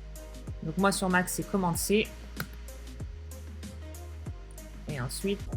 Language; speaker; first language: French; native; French